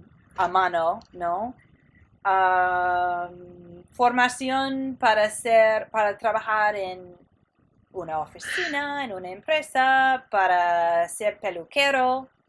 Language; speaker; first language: Spanish; non-native, fluent; English